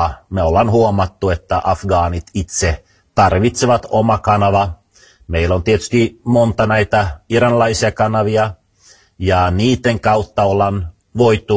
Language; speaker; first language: Finnish; early bilingual, heritage; Finnish